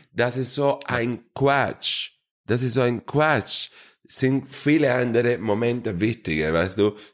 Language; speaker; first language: German; non-native, fluent; Spanish